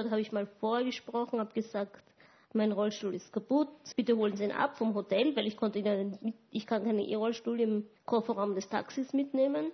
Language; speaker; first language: German; native; German